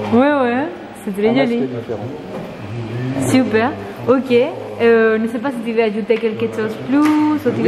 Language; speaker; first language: French; non-native, learner; Spanish